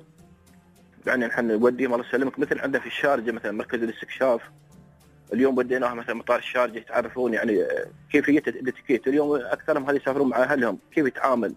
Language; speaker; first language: Arabic; native; Arabic